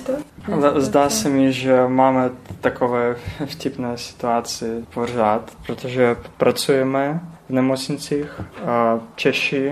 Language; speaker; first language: Czech; non-native, learner; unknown